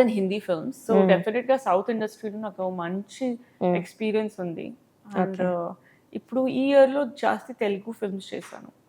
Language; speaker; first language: Telugu; non-native, learner; Hindi